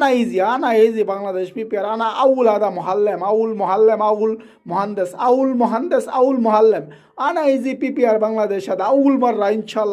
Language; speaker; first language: Arabic; non-native, learner; Bangla